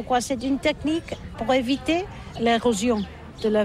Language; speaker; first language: French; non-native, learner; Catalan